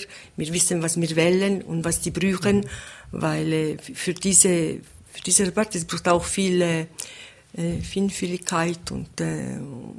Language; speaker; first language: German; non-native, local second language; Italian